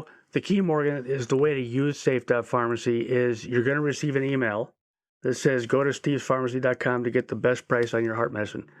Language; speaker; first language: English; native; English